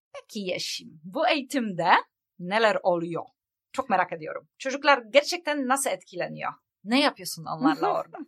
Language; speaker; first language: Turkish; non-native, learner; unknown